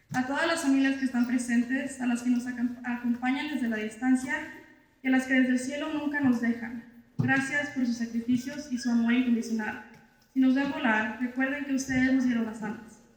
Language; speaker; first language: Spanish; early bilingual, heritage; Spanish